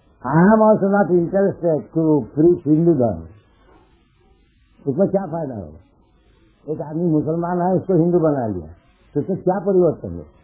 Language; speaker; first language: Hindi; non-native, local second language; Bangla